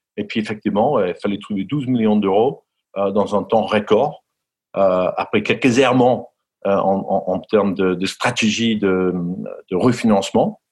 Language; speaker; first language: French; non-native, fluent; English